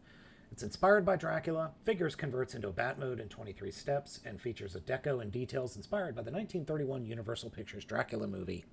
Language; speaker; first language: English; native; English